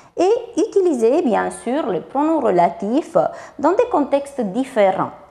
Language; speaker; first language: French; non-native, fluent; Romanian